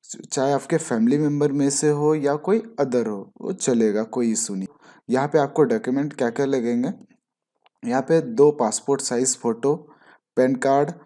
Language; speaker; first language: Hindi; native; Hindi